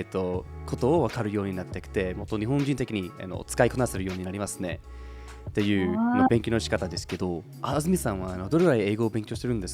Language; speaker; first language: Japanese; non-native, fluent; English